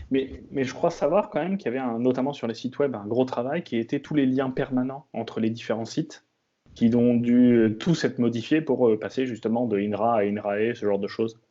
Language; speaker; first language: French; native; French